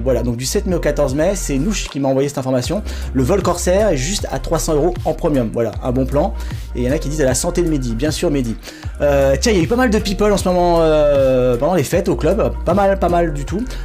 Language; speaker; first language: French; native; French